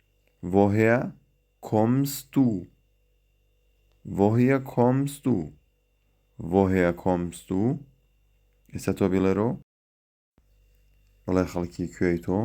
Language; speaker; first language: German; non-native, fluent; Central Kurdish